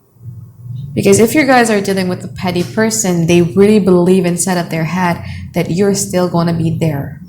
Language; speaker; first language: English; non-native, fluent; Indonesian